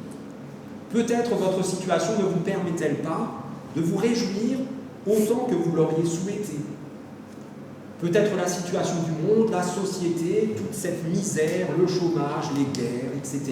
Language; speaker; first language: French; native; French